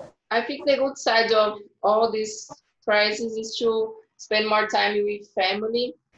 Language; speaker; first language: English; non-native, fluent; Portuguese